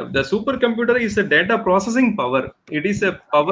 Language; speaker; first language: English; non-native, local second language; Tamil